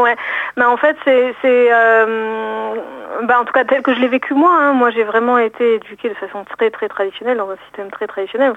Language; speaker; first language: French; native; French